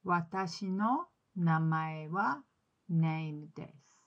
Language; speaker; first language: Japanese; non-native, learner; English